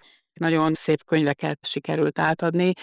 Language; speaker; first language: Hungarian; native; Hungarian